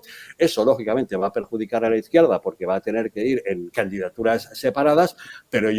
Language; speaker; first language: Spanish; native; Spanish